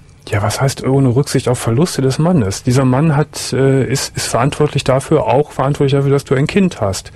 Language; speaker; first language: German; native; German